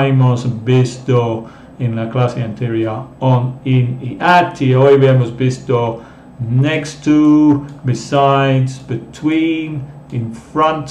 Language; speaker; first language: Spanish; non-native, fluent; English